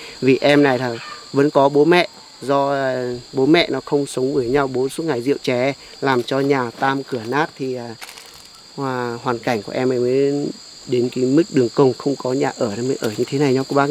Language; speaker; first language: Vietnamese; native; Vietnamese